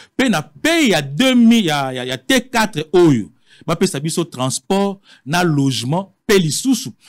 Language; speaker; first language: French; non-native, local second language; Lingala